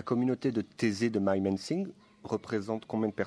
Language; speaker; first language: French; native; French